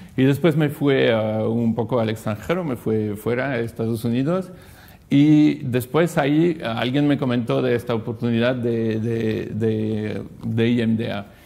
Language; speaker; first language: Spanish; non-native, fluent; French